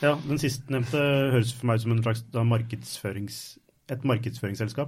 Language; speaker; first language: Norwegian; native; Norwegian